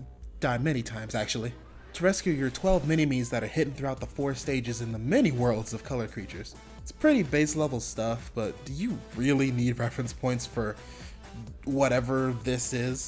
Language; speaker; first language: English; native; English